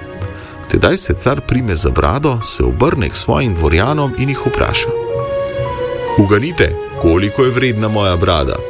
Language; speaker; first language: Slovenian; native; Slovenian